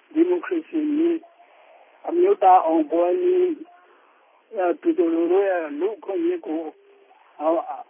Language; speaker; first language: Burmese; non-native, local second language; Tedim Chin